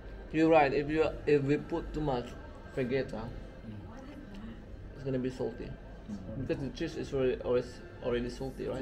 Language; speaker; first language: English; non-native, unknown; Indonesian